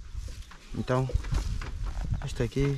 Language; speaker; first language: Portuguese; non-native, fluent; Vietnamese